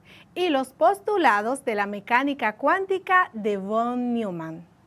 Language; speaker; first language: Spanish; native; Spanish